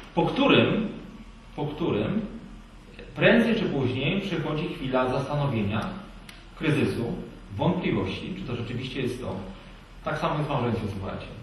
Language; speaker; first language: Polish; native; Polish